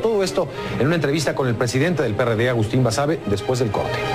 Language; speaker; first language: Spanish; native; Spanish